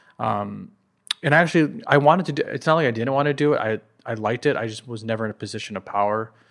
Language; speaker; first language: English; native; English